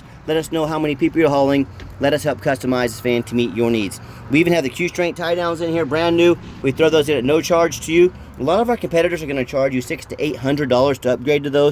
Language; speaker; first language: English; native; English